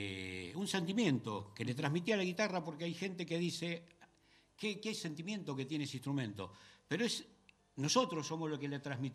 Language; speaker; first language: Spanish; native; Spanish